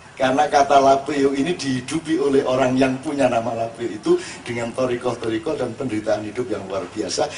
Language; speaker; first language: Indonesian; non-native, local second language; Javanese